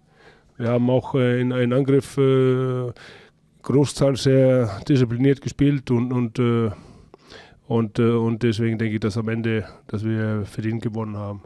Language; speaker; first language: German; non-native, fluent; Icelandic